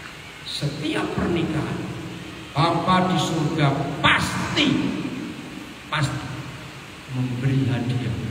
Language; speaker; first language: Indonesian; native; Indonesian